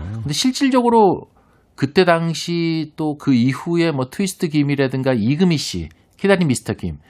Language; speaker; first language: Korean; native; Korean